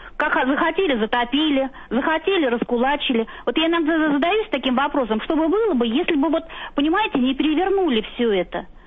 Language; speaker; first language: Russian; native; Russian